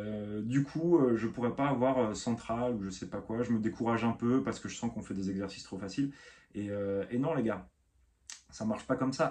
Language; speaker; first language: French; native; French